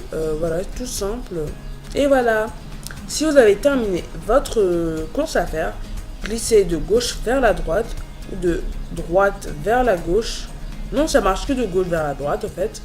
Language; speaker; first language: French; native; French